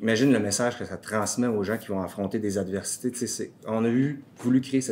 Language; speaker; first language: French; native; French